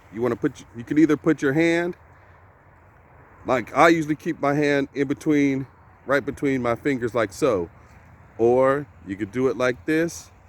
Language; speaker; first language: English; native; English